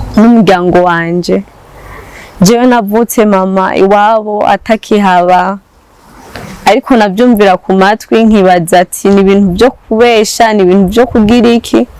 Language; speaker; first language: Rundi; non-native, local second language; Swahili